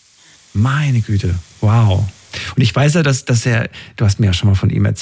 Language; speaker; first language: German; native; German